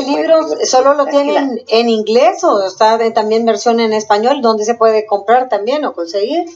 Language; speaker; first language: Spanish; native; Spanish